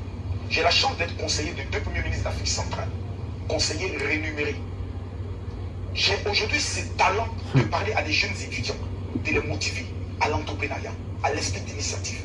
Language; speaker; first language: French; native; French